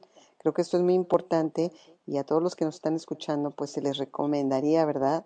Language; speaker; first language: Spanish; native; Spanish